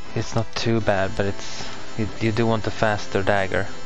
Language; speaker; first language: English; non-native, fluent; Swedish